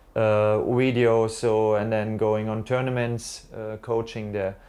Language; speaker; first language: English; non-native, fluent; German